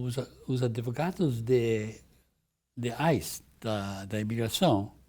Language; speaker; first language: Portuguese; non-native, fluent; English